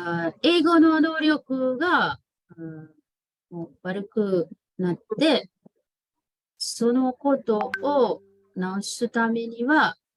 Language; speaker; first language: Japanese; non-native, fluent; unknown